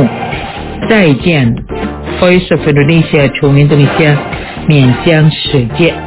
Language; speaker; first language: Chinese; non-native, fluent; Indonesian